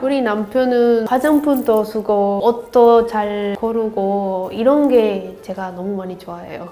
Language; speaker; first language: Korean; non-native, learner; Spanish